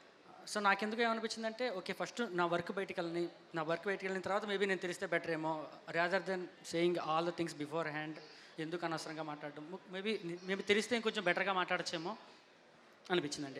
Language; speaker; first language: Telugu; native; Telugu